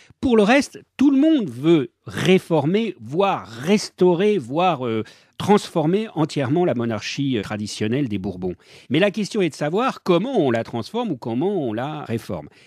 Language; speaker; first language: French; native; French